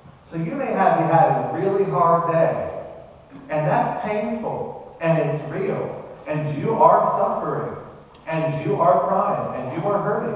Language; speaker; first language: English; native; English